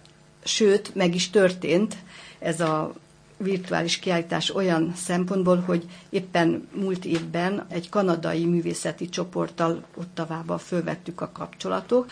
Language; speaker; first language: Hungarian; native; Hungarian